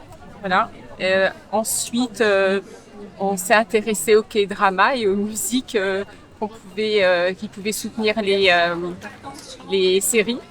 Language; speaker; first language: French; native; French